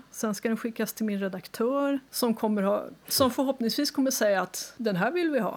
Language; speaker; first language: Swedish; native; Swedish